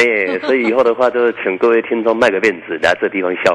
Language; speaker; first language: Chinese; native; Chinese